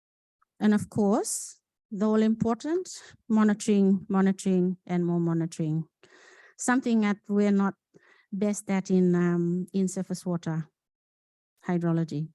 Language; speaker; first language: English; non-native, local second language; Fijian